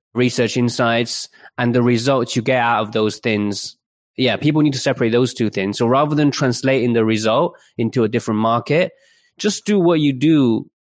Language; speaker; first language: English; early bilingual, other home language; Chinese